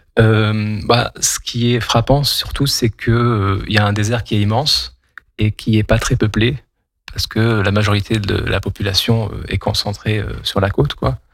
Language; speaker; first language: French; non-native, local second language; Kabyle